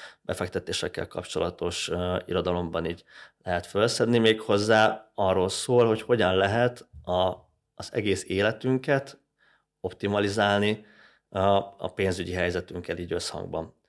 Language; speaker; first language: Hungarian; native; Hungarian